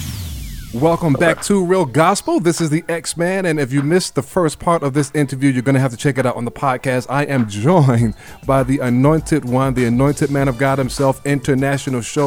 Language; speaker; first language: English; native; English